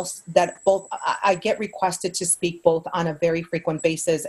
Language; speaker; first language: English; early bilingual, other home language; Spanish